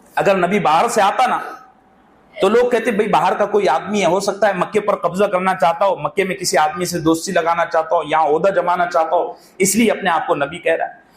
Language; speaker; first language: Urdu; native; Urdu